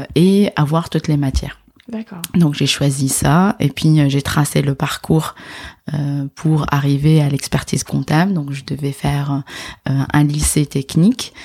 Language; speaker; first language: French; non-native, local second language; Arabic